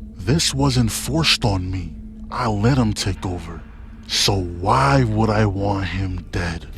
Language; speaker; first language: English; native; English